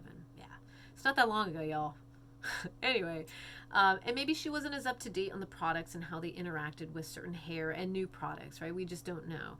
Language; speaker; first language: English; native; English